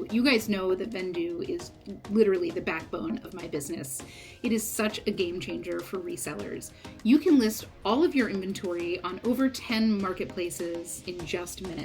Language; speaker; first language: English; native; English